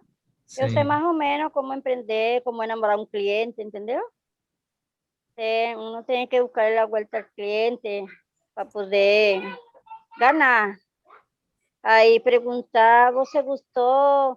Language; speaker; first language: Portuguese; non-native, learner; Spanish